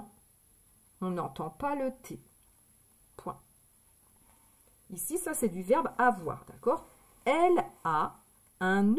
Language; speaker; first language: French; native; French